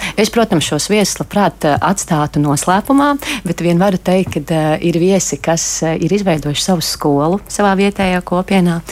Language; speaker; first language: Latvian; native; Latvian